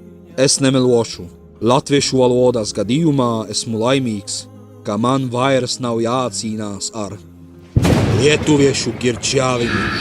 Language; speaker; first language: Latvian; non-native, learner; Czech